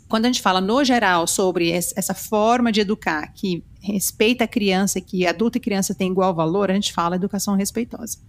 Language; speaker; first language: Portuguese; early bilingual, heritage; Portuguese